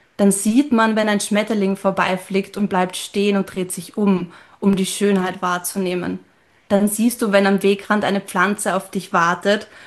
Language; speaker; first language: German; native; German